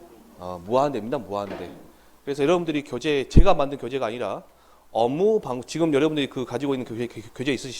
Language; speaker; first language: Korean; native; Korean